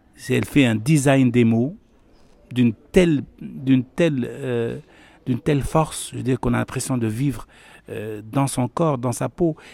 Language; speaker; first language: French; non-native, local second language; Arabic